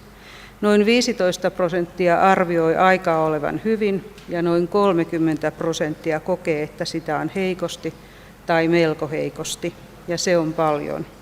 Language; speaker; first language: Finnish; native; Finnish